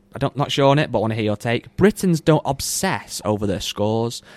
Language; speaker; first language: English; native; English